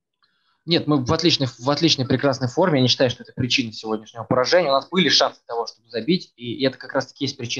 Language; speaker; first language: Russian; native; Russian